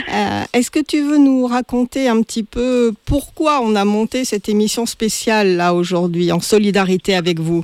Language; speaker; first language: French; native; French